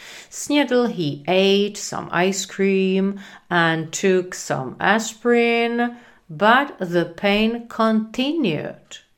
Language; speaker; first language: English; non-native, fluent; Czech